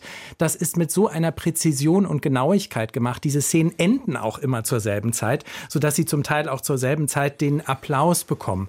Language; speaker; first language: German; native; German